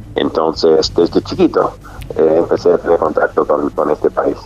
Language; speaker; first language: Spanish; non-native, fluent; English